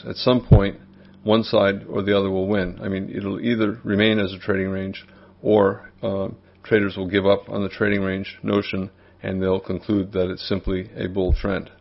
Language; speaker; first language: English; native; English